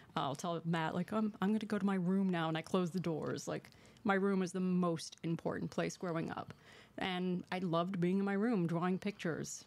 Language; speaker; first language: English; native; English